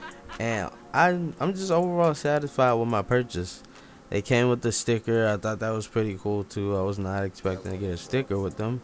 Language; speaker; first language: English; native; English